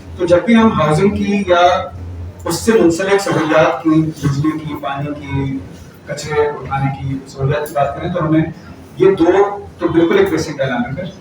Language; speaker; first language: Urdu; native; Urdu